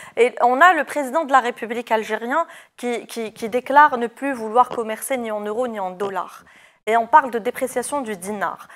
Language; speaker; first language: French; non-native, local second language; Arabic